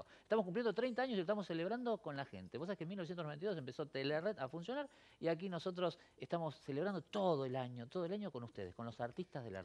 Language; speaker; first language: Spanish; native; Spanish